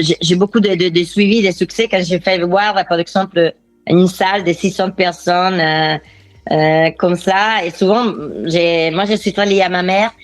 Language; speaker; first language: French; non-native, fluent; Italian